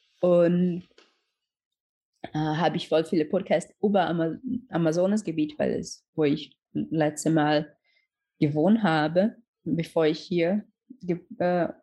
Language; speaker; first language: German; non-native, learner; Portuguese